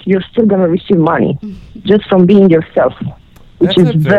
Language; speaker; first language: English; non-native, fluent; Romanian